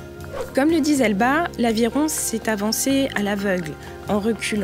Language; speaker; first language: French; native; French